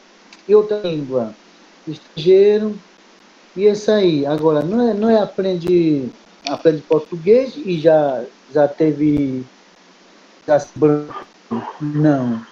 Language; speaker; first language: Portuguese; non-native, local second language; Kayapó